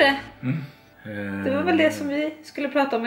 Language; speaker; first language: Swedish; native; Swedish